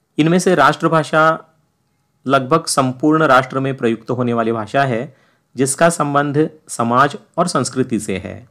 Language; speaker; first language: Hindi; native; Hindi